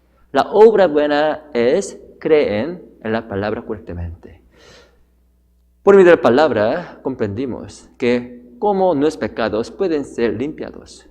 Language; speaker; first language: Spanish; non-native, fluent; Korean